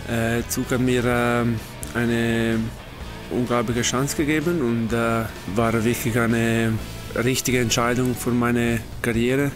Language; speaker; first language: German; non-native, learner; Italian